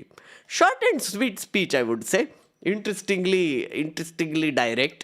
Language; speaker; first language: English; non-native, local second language; Hindi